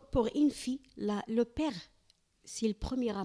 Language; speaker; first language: French; non-native, learner; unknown